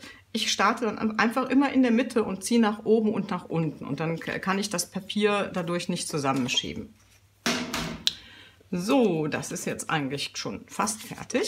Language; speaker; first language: German; native; German